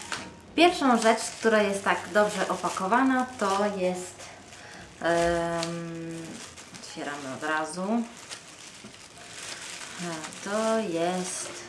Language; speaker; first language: Polish; non-native, fluent; Italian